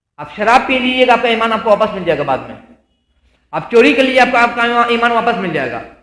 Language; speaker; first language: Urdu; native; Urdu